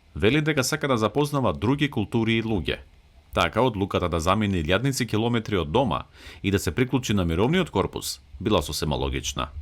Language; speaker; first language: Macedonian; native; Macedonian